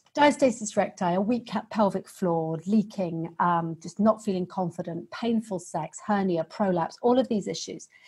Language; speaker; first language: English; native; English